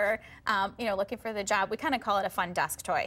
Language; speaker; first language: English; native; English